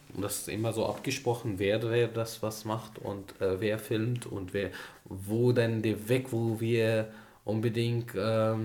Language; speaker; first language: German; non-native, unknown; Arabic